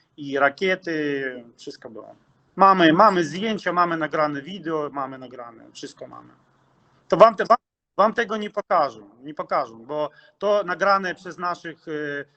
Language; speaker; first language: Polish; early bilingual, heritage; Ukrainian